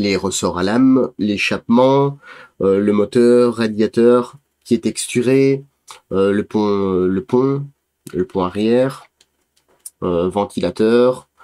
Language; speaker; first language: French; native; French